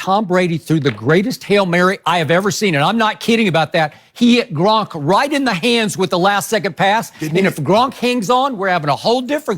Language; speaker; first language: English; native; English